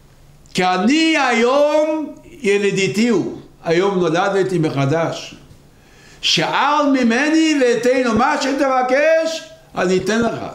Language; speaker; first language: Hebrew; non-native, local second language; Yiddish